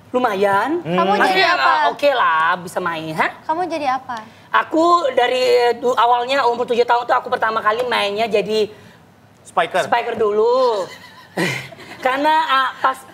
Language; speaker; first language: Indonesian; non-native, fluent; Thai